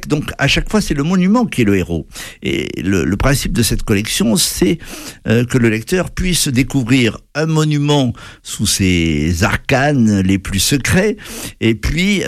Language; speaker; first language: French; native; French